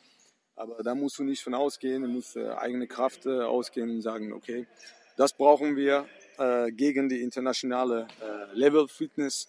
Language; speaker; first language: German; non-native, fluent; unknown